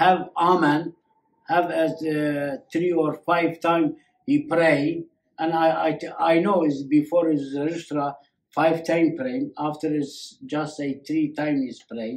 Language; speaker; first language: English; non-native, learner; Kurdish